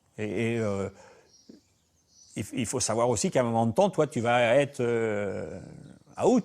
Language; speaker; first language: French; native; French